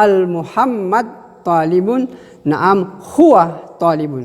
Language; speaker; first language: Arabic; non-native, fluent; Indonesian